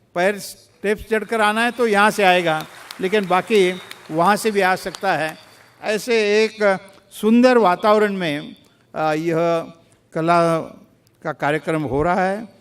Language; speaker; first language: Hindi; non-native, local second language; Marathi